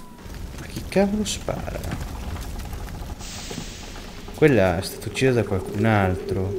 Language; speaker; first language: Italian; native; Italian